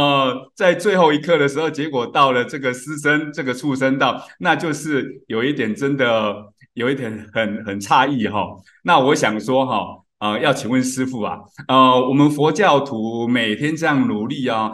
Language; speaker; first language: Chinese; native; Chinese